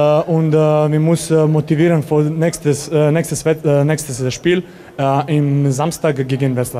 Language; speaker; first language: German; non-native, learner; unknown